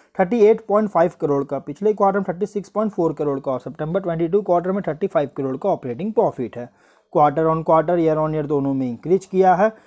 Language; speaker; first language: Hindi; native; Hindi